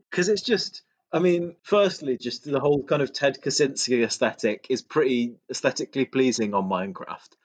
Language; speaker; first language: English; native; English